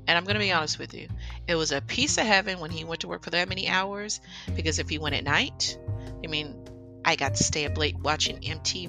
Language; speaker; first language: English; native; English